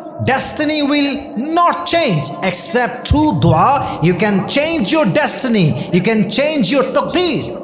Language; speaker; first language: English; non-native, local second language; Bangla